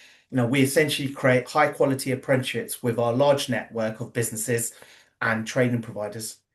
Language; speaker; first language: English; native; English